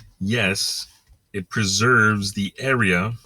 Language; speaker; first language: English; native; English